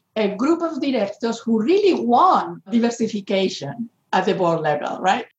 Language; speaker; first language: English; non-native, fluent; Spanish